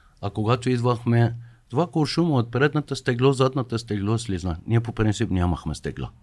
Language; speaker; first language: Bulgarian; non-native, fluent; Persian